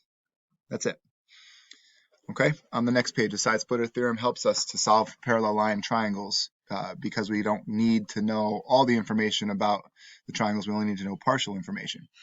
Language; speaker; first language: English; native; English